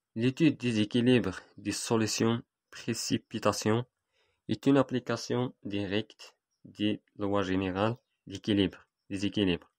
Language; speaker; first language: French; non-native, local second language; Arabic